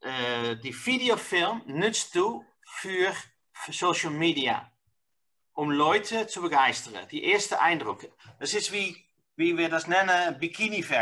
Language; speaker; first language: German; non-native, learner; Dutch